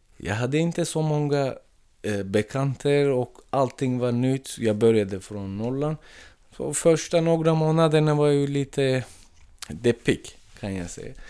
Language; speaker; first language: Swedish; non-native, fluent; Turkish